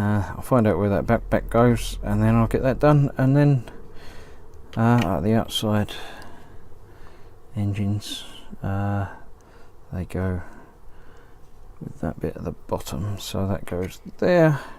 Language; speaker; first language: English; native; English